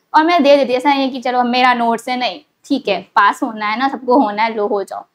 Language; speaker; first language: Hindi; native; Hindi